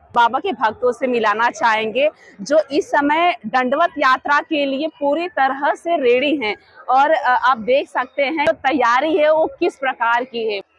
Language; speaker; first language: Hindi; native; Hindi